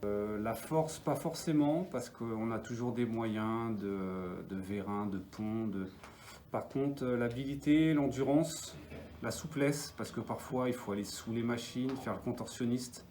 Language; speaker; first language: French; native; French